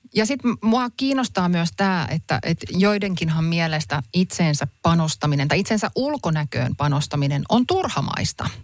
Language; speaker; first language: Finnish; native; Finnish